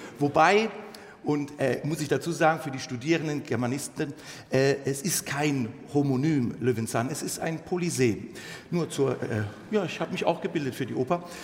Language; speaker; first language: German; early bilingual, other home language; Turkish